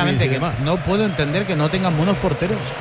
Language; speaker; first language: Spanish; native; Spanish